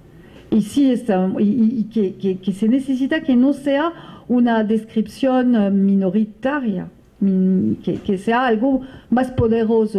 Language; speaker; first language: Spanish; non-native, fluent; French